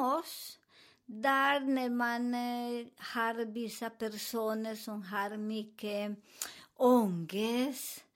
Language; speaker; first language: Swedish; non-native, learner; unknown